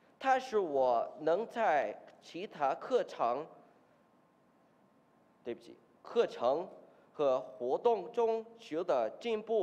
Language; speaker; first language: Chinese; non-native, learner; English